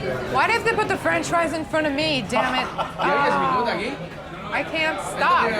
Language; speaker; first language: English; native; English